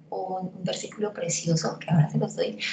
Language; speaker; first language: Spanish; native; Spanish